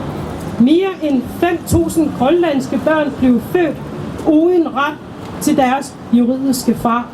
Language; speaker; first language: Danish; non-native, local second language; Kalaallisut